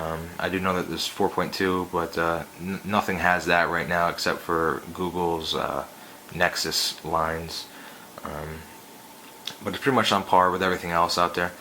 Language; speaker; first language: English; native; English